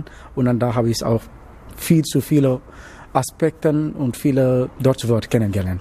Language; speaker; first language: German; non-native, learner; Wolof